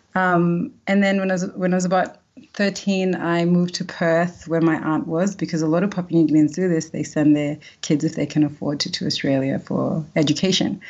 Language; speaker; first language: English; early bilingual, other home language; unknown